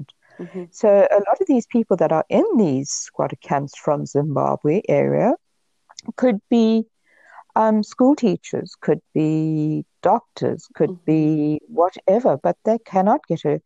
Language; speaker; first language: English; native; English